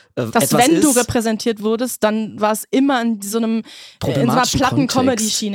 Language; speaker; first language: German; native; German